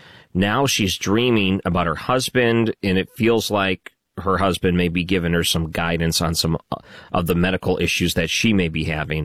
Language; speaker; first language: English; native; English